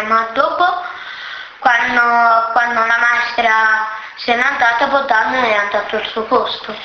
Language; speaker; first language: Italian; early bilingual, other home language; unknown